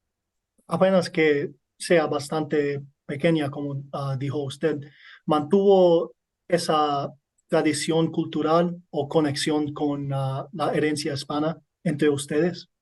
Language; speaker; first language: Spanish; non-native, learner; English